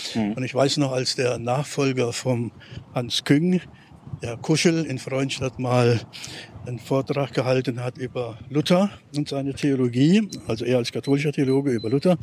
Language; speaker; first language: German; native; German